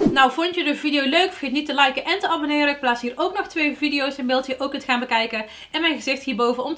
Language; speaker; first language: Dutch; native; Dutch